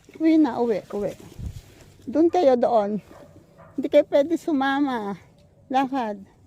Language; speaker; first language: Filipino; native; Filipino